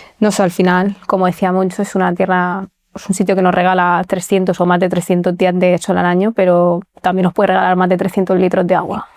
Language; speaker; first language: Spanish; native; Spanish